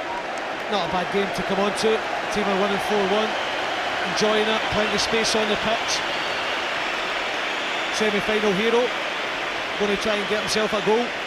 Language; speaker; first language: English; native; English